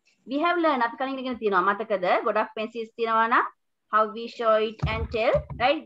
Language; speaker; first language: English; non-native, local second language; Sinhala